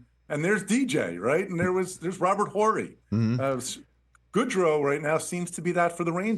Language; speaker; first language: English; native; English